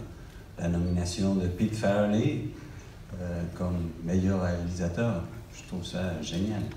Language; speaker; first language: French; non-native, fluent; English